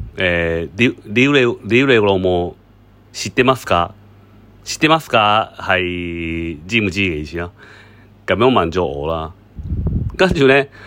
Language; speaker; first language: Cantonese; non-native, learner; Japanese